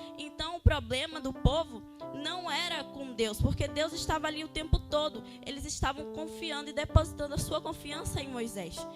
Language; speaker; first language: Portuguese; native; Portuguese